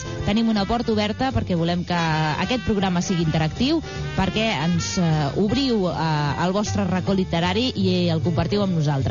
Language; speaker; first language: Catalan; native; Catalan